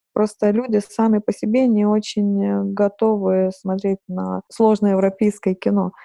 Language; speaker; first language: Russian; non-native, fluent; Lithuanian